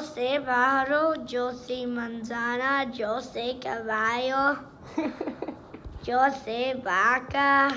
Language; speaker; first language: Spanish; non-native, learner; English